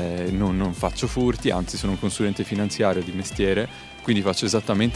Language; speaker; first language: Italian; native; Italian